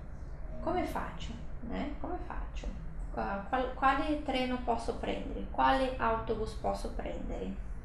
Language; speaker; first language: Italian; non-native, fluent; Portuguese